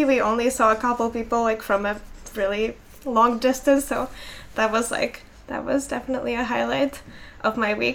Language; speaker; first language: English; non-native, fluent; Finnish